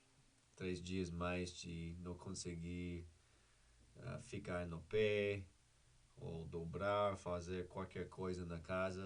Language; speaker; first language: Portuguese; non-native, fluent; English